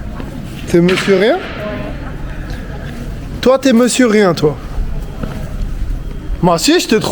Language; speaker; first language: French; native; French